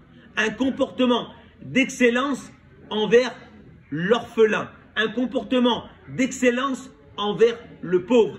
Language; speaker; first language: French; native; French